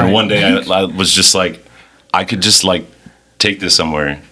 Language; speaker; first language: English; native; English